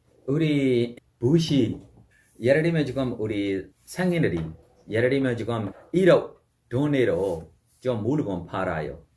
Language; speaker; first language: Korean; non-native, fluent; Burmese